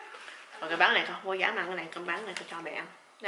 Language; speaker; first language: Vietnamese; early bilingual, heritage; English